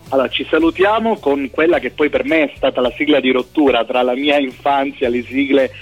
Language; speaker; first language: Italian; native; Italian